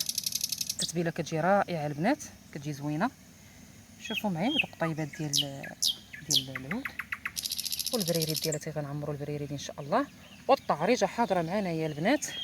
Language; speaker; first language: Arabic; native; Arabic